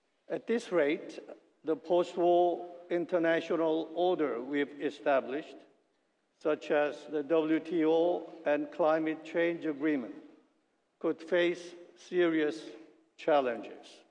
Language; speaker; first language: English; non-native, fluent; Korean